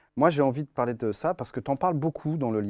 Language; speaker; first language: French; native; French